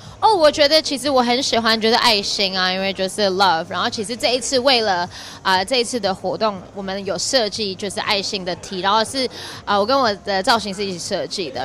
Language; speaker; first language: Chinese; non-native, fluent; English